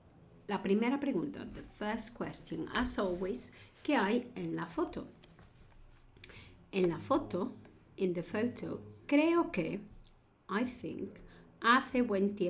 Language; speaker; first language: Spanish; non-native, fluent; English